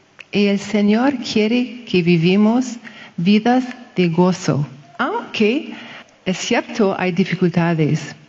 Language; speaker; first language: Spanish; non-native, fluent; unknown